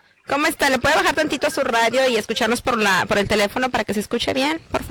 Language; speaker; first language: Spanish; native; Spanish